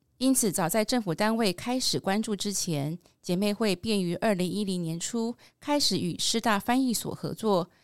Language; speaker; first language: Chinese; native; Chinese